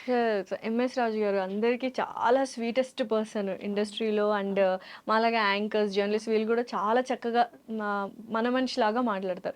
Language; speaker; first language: Telugu; native; Telugu